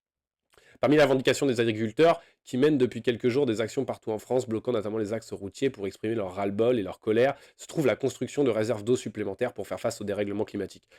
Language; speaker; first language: French; native; French